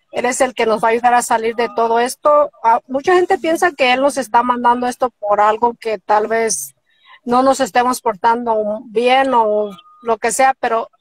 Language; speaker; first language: Spanish; native; Spanish